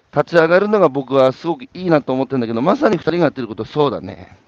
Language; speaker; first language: Japanese; native; Japanese